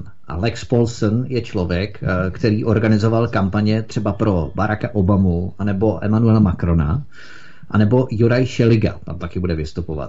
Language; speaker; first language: Czech; native; Czech